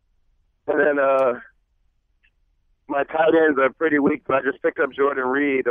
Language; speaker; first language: English; native; English